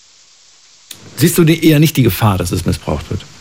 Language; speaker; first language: German; native; German